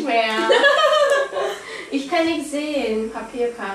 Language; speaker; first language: German; non-native, learner; Korean